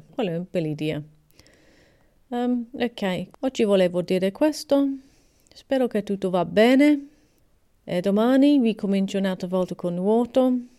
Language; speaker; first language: Italian; non-native, learner; English